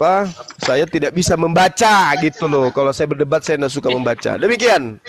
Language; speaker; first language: Indonesian; native; Indonesian